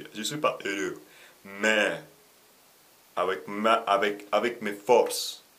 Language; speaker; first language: French; non-native, learner; Russian